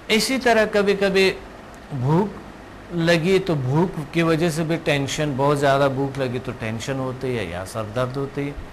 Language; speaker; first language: Urdu; non-native, local second language; Pashto